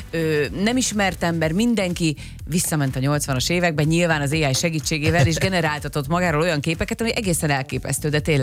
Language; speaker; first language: Hungarian; native; Hungarian